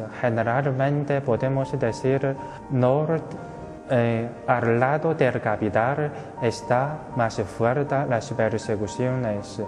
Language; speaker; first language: Spanish; non-native, fluent; Chinese